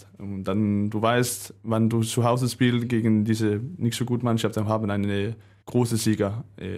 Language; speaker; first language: German; non-native, learner; Danish